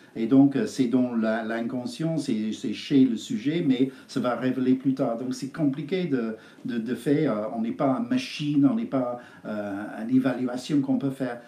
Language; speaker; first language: French; non-native, fluent; English